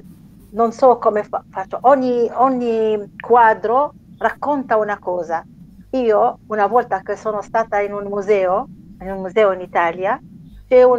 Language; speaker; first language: Italian; non-native, learner; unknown